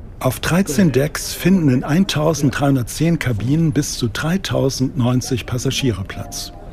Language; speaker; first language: German; native; German